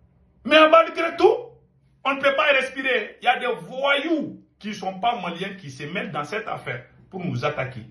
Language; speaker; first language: French; non-native, local second language; Bambara